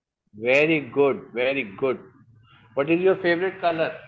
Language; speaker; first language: English; non-native, learner; Urdu